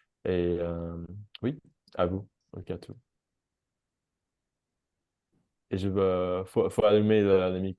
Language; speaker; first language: French; non-native, fluent; English